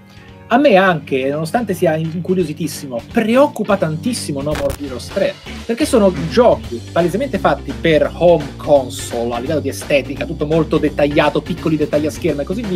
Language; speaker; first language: Italian; native; Italian